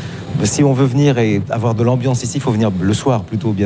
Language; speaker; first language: French; native; French